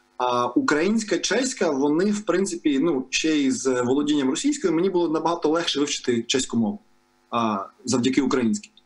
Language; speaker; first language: Ukrainian; non-native, local second language; Russian